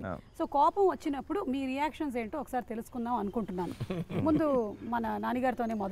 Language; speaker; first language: Telugu; native; Telugu